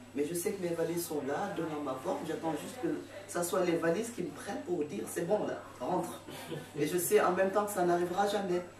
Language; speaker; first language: French; non-native, local second language; Fula